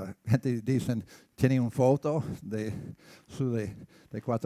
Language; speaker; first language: Spanish; non-native, learner; English